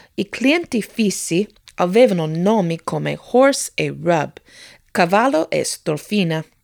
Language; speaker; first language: Italian; non-native, fluent; English